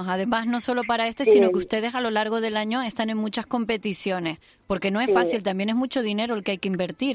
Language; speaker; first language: Spanish; native; Spanish